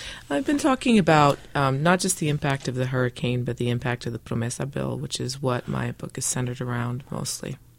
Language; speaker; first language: English; early bilingual, other home language; Spanish